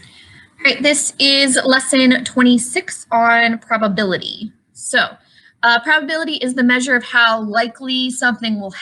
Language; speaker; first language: English; native; English